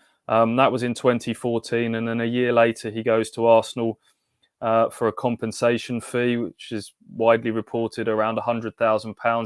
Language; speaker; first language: English; native; English